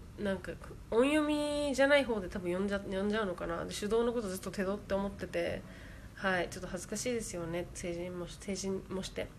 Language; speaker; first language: Japanese; native; Japanese